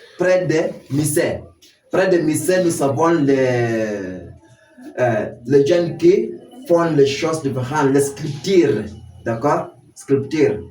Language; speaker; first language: French; non-native, fluent; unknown